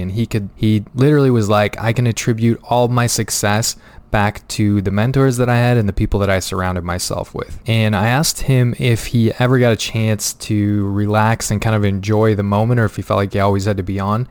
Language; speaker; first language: English; native; English